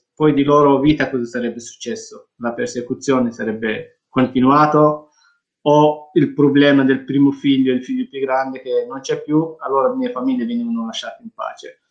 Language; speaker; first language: Italian; non-native, fluent; Persian